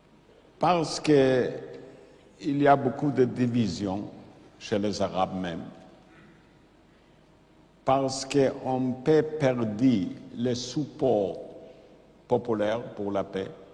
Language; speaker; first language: French; non-native, fluent; Yiddish